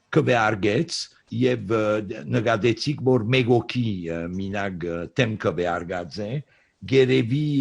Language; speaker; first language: Armenian; early bilingual, heritage; Armenian